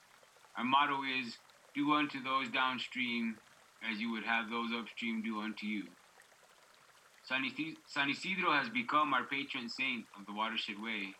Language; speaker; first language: English; native; English